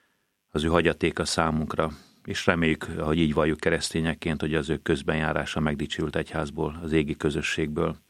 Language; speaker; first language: Hungarian; native; Hungarian